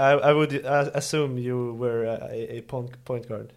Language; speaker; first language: English; non-native, fluent; Swedish